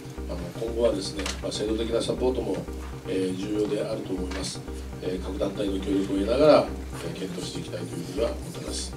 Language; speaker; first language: Japanese; native; Japanese